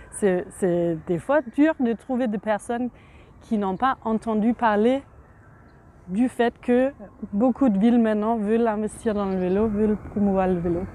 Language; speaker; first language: French; non-native, fluent; Danish